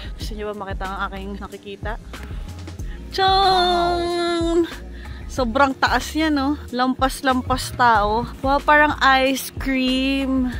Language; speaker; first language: Filipino; native; Filipino